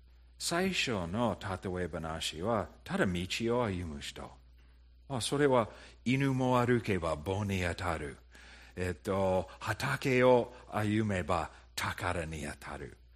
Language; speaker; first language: Japanese; non-native, fluent; English